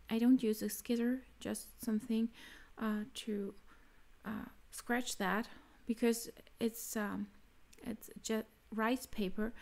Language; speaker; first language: English; non-native, fluent; German